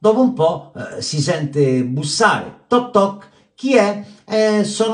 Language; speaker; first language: Italian; native; Italian